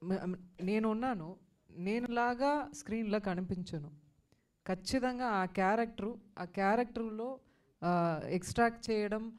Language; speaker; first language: Telugu; non-native, fluent; Tamil